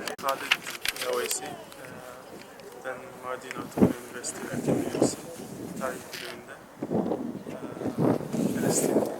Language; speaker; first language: Turkish; non-native, learner; Arabic